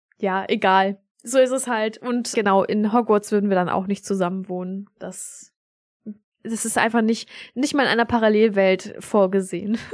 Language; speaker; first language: German; early bilingual, other home language; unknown